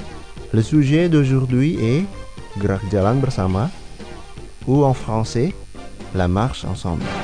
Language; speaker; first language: French; non-native, fluent; Indonesian